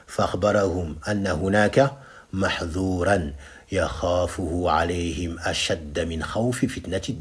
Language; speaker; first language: Arabic; non-native, fluent; French